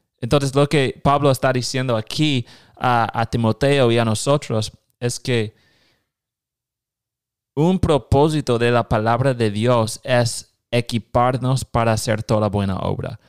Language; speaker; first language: Spanish; non-native, fluent; English